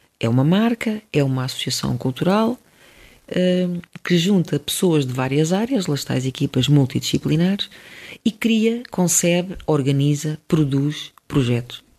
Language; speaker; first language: Portuguese; early bilingual, other home language; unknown